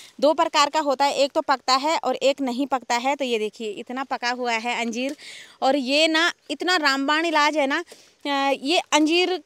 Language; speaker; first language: Hindi; non-native, local second language; Garhwali